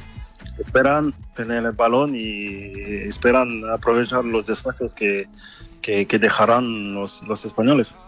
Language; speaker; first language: Spanish; non-native, fluent; French